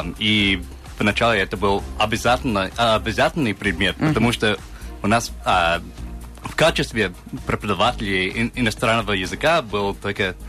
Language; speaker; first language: Russian; non-native, fluent; English